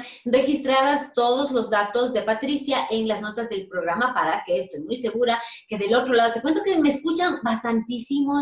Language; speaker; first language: Spanish; native; Spanish